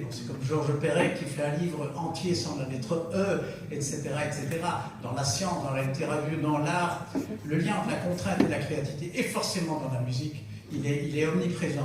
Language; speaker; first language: French; native; French